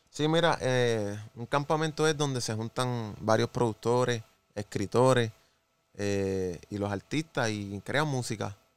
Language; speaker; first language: Spanish; native; Spanish